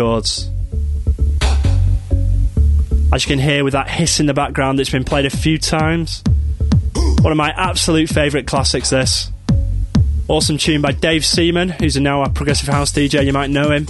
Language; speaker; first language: English; native; English